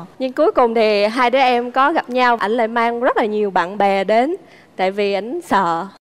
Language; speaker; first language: Vietnamese; native; Vietnamese